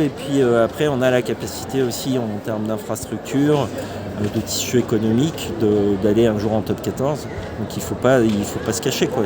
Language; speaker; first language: French; native; French